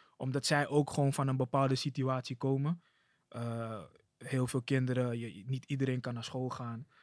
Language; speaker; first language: Dutch; early bilingual, other home language; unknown